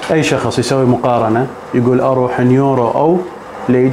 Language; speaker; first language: Arabic; native; Arabic